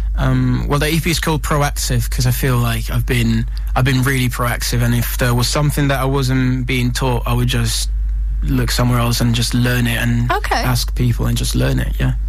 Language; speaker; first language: English; non-native, fluent; Italian